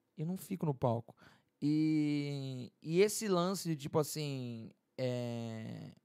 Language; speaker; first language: Portuguese; native; Portuguese